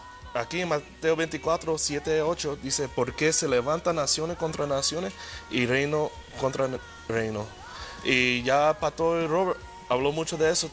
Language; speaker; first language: Spanish; early bilingual, heritage; Spanish